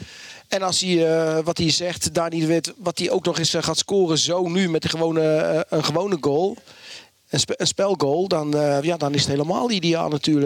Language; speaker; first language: Dutch; native; Dutch